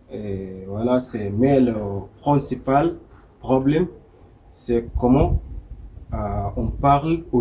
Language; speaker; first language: French; non-native, learner; Arabic